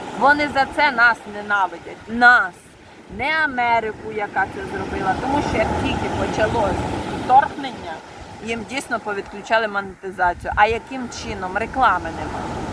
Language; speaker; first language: Ukrainian; native; Ukrainian